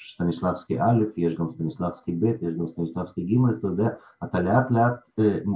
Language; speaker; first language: Hebrew; early bilingual, other home language; Russian